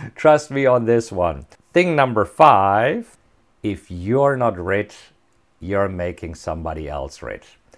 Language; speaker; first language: English; non-native, fluent; German